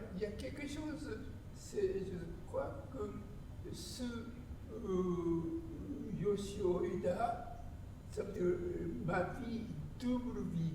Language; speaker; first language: French; non-native, learner; Japanese